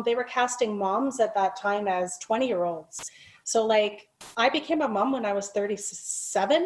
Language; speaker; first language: English; native; English